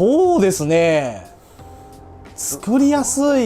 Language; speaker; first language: Japanese; native; Japanese